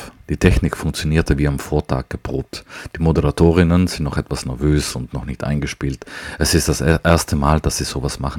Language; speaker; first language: German; non-native, local second language; Ladin